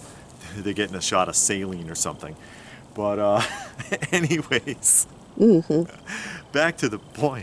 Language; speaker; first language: English; native; English